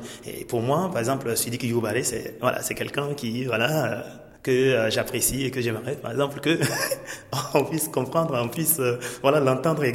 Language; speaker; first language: French; non-native, local second language; Mossi